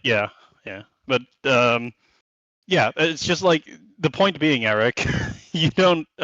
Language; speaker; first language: English; native; English